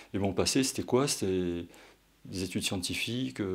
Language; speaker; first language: French; native; French